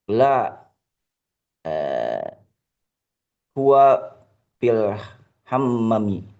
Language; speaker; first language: Arabic; non-native, learner; Indonesian